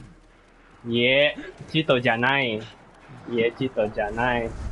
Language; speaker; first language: Japanese; non-native, learner; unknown